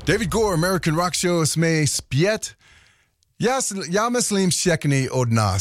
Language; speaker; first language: Czech; non-native, learner; English